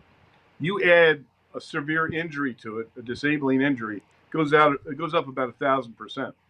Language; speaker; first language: English; native; English